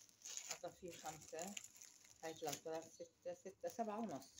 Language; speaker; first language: Arabic; native; Arabic